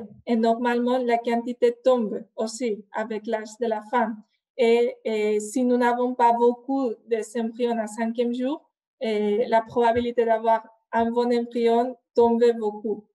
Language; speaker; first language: French; non-native, fluent; Spanish